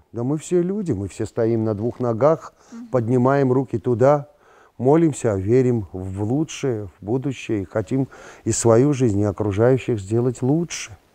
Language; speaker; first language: Russian; non-native, local second language; Georgian